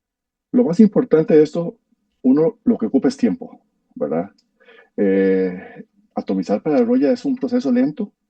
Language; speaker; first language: Spanish; native; Spanish